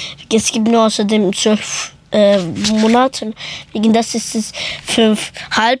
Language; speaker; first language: German; early bilingual, other home language; Persian